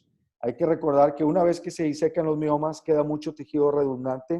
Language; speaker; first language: Spanish; native; Spanish